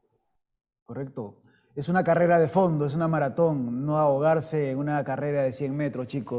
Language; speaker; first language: Spanish; native; Spanish